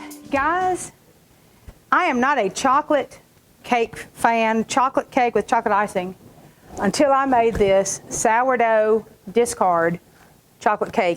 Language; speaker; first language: English; native; English